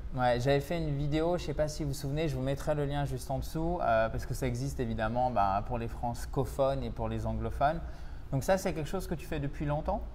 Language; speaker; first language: French; native; French